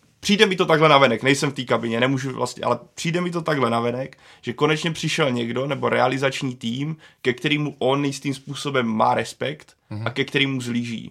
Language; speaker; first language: Czech; native; Czech